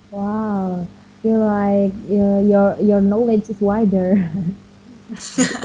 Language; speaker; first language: English; non-native, learner; Indonesian